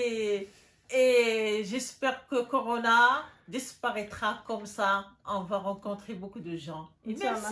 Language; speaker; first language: French; non-native, local second language; Arabic